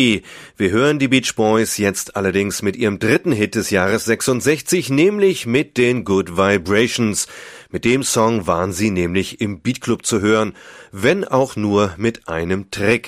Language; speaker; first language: German; native; German